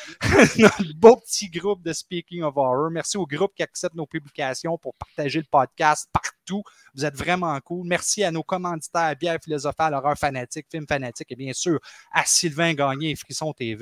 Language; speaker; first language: French; native; French